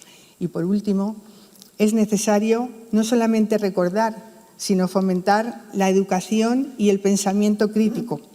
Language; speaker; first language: Spanish; native; Spanish